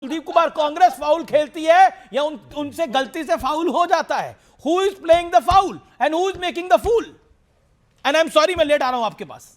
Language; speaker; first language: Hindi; native; Hindi